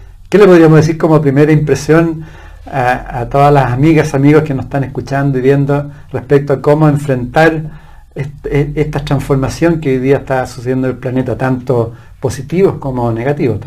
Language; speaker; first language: Spanish; native; Spanish